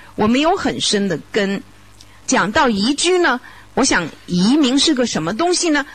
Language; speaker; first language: Chinese; native; Chinese